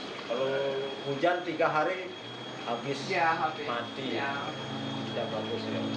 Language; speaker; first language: Indonesian; non-native, local second language; Balinese